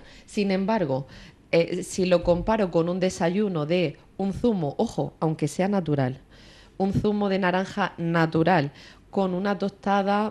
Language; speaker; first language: Spanish; native; Spanish